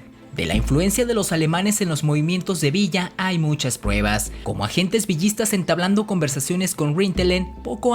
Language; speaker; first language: Spanish; native; Spanish